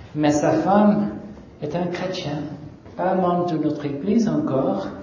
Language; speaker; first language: French; non-native, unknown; English